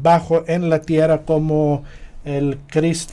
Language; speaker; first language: Spanish; non-native, fluent; Greek